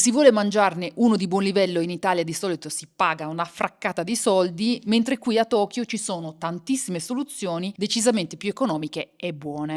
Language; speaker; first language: Italian; native; Italian